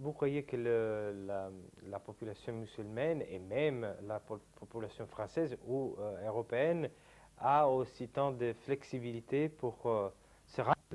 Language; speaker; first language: French; non-native, fluent; Italian